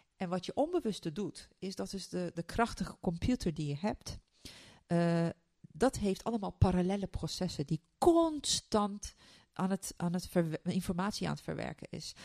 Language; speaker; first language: Dutch; non-native, fluent; Turkish